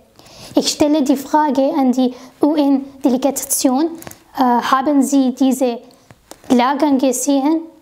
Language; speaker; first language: German; non-native, fluent; Arabic